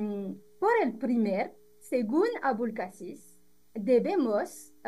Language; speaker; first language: Spanish; non-native, fluent; French